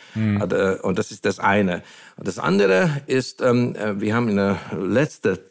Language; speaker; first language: German; non-native, fluent; Hungarian